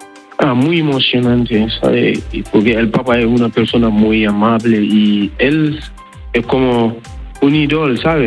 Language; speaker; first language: Spanish; non-native, learner; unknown